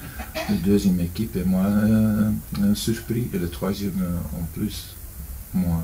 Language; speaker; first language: French; non-native, local second language; Dutch